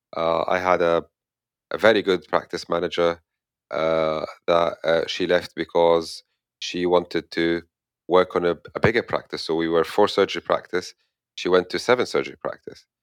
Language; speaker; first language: English; non-native, fluent; Arabic